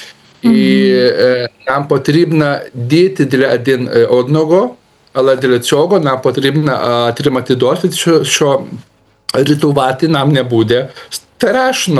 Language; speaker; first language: Ukrainian; non-native, learner; Lithuanian